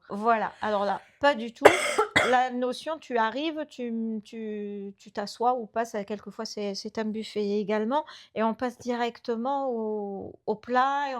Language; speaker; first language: French; non-native, local second language; Arabic